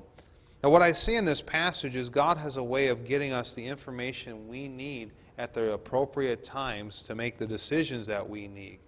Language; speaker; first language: English; native; English